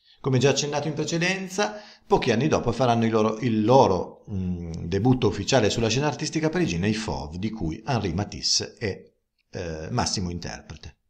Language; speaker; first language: Italian; native; Italian